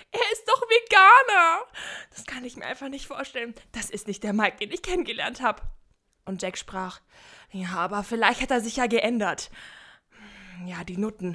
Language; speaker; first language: German; native; German